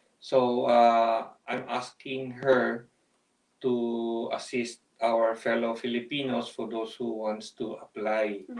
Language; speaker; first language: English; non-native, local second language; Filipino